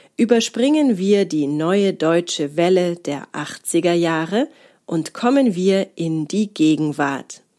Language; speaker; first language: German; native; German